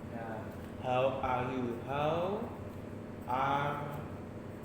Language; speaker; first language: English; non-native, fluent; Indonesian